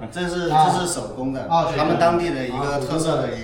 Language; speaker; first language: Chinese; native; Chinese